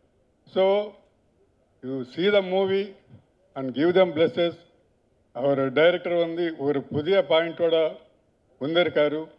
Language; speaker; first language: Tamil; non-native, learner; Telugu